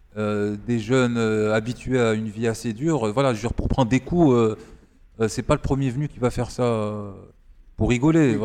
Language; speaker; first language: French; non-native, local second language; Arabic